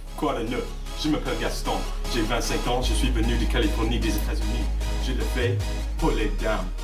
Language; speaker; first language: French; non-native, learner; English